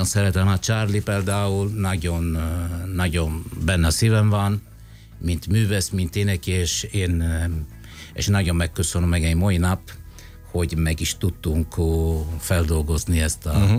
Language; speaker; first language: Hungarian; non-native, fluent; Italian